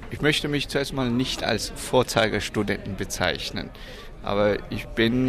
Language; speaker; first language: German; non-native, fluent; Chinese